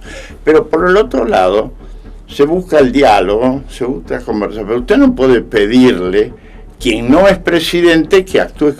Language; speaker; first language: Spanish; native; Spanish